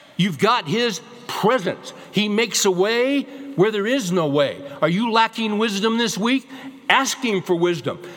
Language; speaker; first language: English; native; English